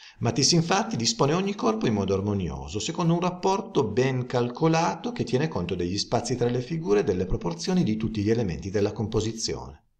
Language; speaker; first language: Italian; native; Italian